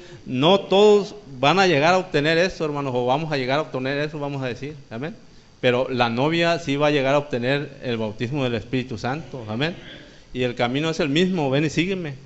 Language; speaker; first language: Spanish; native; Spanish